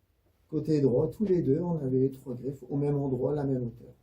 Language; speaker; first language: French; native; French